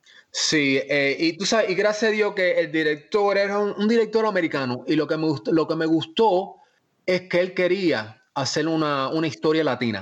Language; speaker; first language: Spanish; early bilingual, heritage; Spanish